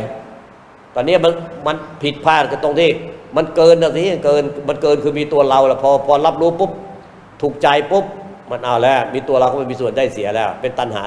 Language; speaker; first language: Thai; native; Thai